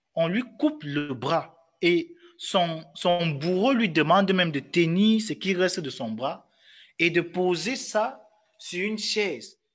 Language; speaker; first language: French; native; French